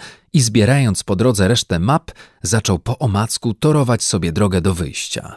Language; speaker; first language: Polish; native; Polish